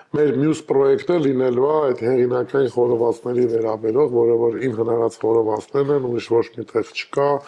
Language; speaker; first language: Armenian; native; Armenian